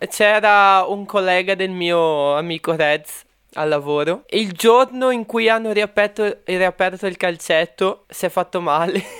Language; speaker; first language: Italian; non-native, fluent; Portuguese